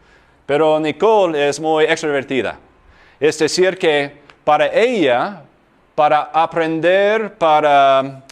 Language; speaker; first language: Spanish; non-native, fluent; English